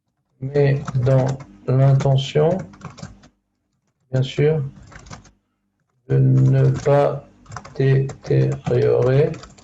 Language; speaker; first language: French; native; French